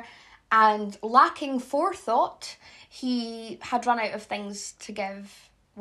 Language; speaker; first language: English; native; English